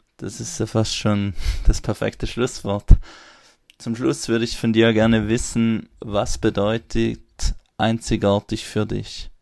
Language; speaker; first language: German; native; German